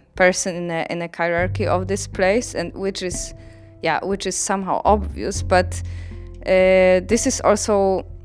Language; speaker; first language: English; non-native, fluent; Polish